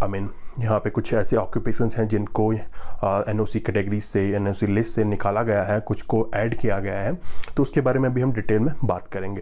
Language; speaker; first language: Hindi; native; Hindi